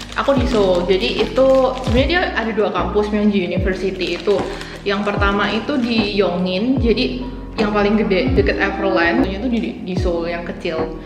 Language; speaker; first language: Indonesian; native; Indonesian